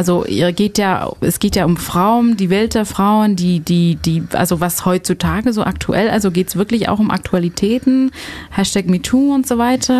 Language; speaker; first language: German; non-native, fluent; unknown